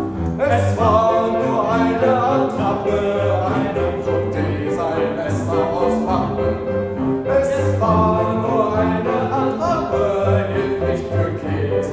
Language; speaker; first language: German; native; German